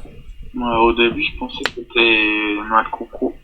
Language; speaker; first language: French; non-native, fluent; Portuguese